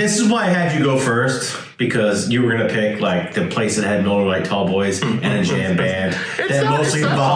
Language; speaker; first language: English; native; English